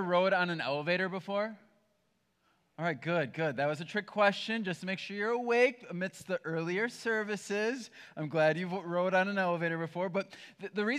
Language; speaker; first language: English; native; English